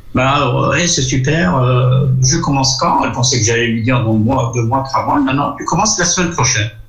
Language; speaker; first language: French; non-native, local second language; Arabic